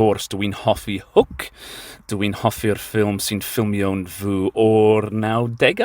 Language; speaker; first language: Welsh; non-native, learner; English